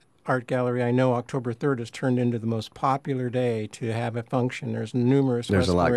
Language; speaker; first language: English; native; English